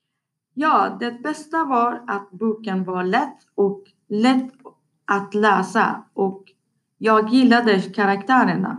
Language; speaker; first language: Swedish; non-native, learner; Persian